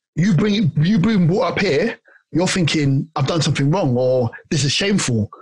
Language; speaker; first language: English; native; English